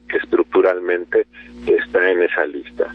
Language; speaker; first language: Spanish; native; Spanish